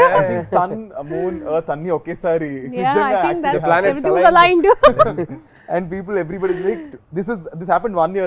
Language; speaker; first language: Telugu; native; Telugu